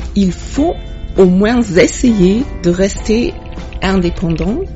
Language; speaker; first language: French; non-native, fluent; German